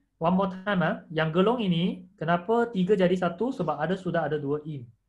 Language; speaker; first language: Malay; non-native, local second language; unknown